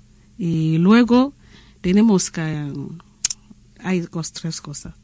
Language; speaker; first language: Spanish; non-native, learner; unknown